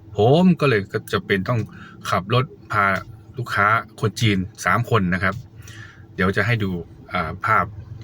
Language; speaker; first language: Thai; native; Thai